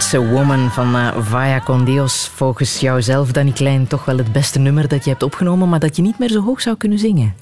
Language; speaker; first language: Dutch; native; Dutch